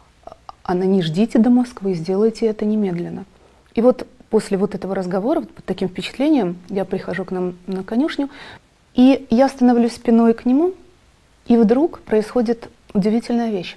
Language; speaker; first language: Russian; native; Russian